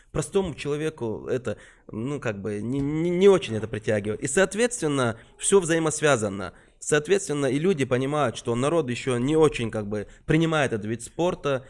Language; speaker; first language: Russian; non-native, local second language; Chechen